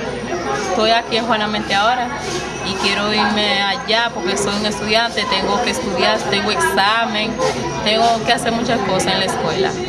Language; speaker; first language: Spanish; non-native, local second language; Haitian Creole